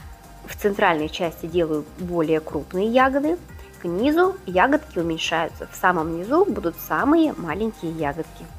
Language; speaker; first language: Russian; native; Russian